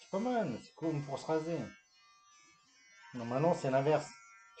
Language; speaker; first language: French; native; French